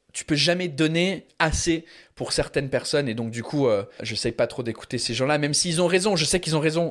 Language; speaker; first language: French; early bilingual, other home language; English